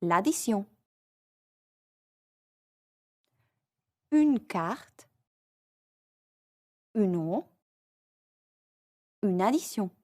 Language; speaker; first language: French; non-native, fluent; English